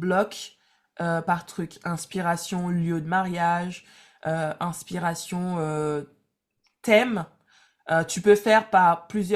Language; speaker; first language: French; native; French